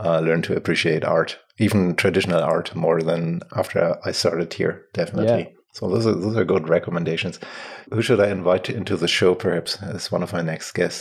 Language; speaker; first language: English; non-native, fluent; German